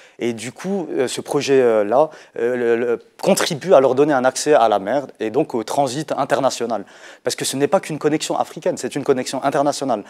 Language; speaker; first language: French; non-native, local second language; Arabic